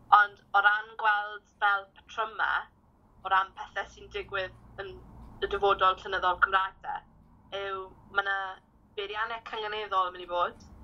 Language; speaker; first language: Welsh; native; Welsh